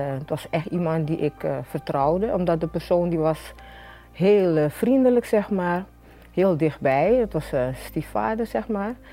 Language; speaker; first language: Dutch; native; Dutch